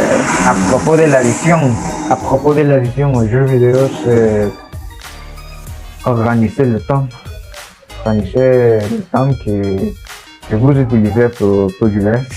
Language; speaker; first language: French; non-native, learner; Spanish